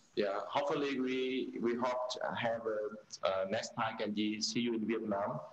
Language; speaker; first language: English; non-native, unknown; Vietnamese